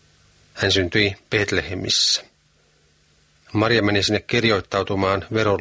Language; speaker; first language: Finnish; native; Finnish